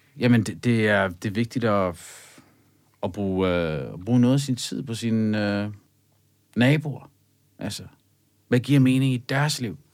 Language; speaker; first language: Danish; early bilingual, other home language; Arabic